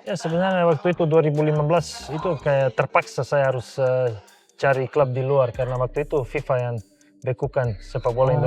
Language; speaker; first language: Indonesian; non-native, fluent; Serbian